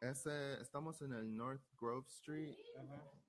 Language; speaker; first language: Spanish; early bilingual, heritage; Spanish